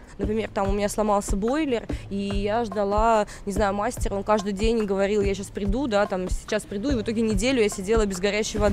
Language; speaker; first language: Russian; native; Russian